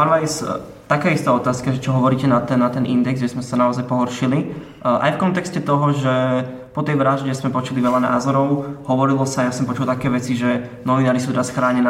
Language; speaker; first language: Slovak; native; Slovak